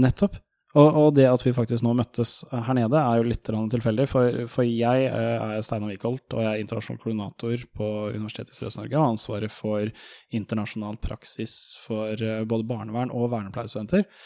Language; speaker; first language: Norwegian; native; Norwegian